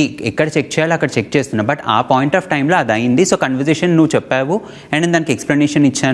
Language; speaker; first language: Telugu; native; Telugu